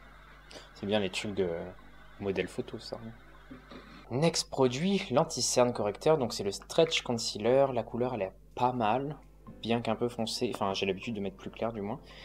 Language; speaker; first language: French; native; French